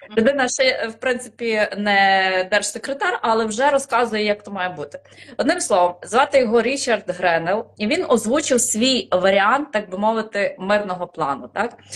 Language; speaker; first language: Ukrainian; native; Ukrainian